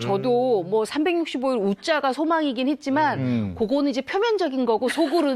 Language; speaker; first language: Korean; native; Korean